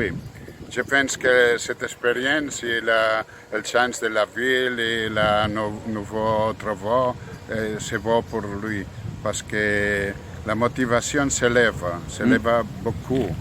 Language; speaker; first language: French; non-native, learner; Catalan